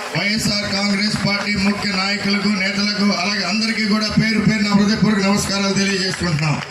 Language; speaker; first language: Telugu; native; Telugu